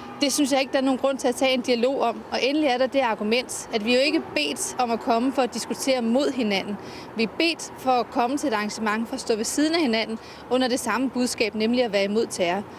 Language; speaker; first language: Danish; native; Danish